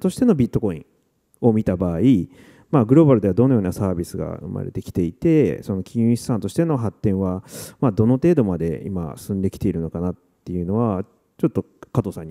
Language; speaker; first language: Japanese; native; Japanese